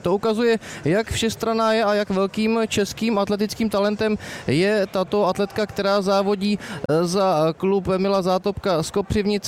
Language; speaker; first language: Czech; native; Czech